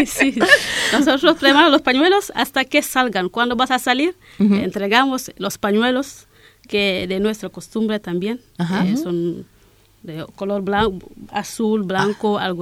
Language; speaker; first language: Spanish; non-native, learner; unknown